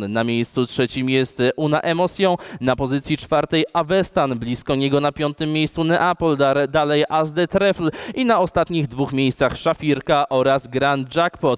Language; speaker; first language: Polish; native; Polish